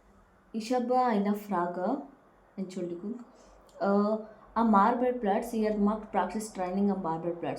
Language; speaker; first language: German; non-native, learner; Kannada